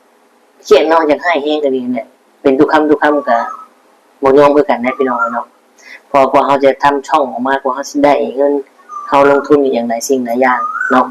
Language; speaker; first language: Thai; non-native, local second language; Northeastern Thai